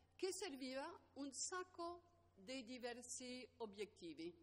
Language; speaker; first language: Italian; non-native, fluent; French